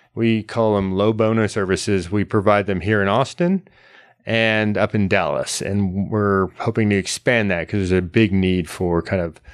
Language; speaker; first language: English; native; English